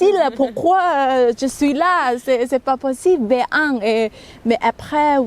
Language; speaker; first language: French; non-native, learner; Thai